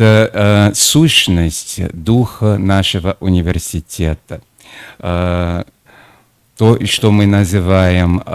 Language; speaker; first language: Russian; non-native, fluent; Portuguese